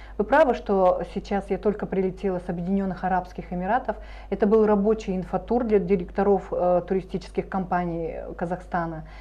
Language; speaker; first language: Russian; native; Russian